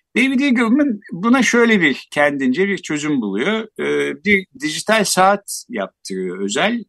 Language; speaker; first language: Turkish; native; Turkish